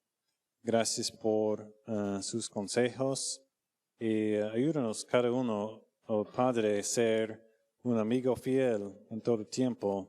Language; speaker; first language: Spanish; non-native, fluent; English